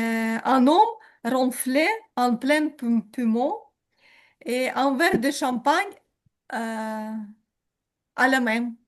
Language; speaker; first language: French; non-native, learner; Ukrainian